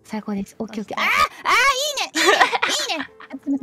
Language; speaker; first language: Japanese; native; Japanese